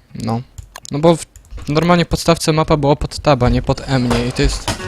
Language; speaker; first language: Polish; native; Polish